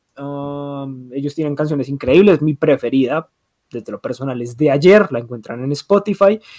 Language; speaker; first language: Spanish; native; Spanish